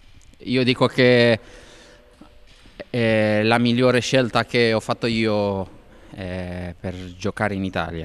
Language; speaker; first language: Italian; non-native, fluent; Romanian